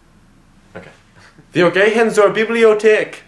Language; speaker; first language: German; non-native, learner; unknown